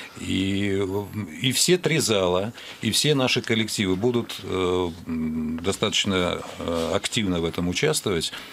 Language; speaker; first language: Russian; native; Russian